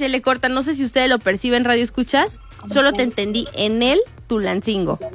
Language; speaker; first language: Spanish; native; Spanish